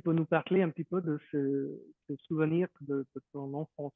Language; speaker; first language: French; non-native, fluent; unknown